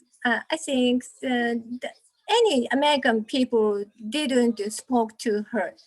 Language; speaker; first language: English; non-native, learner; Japanese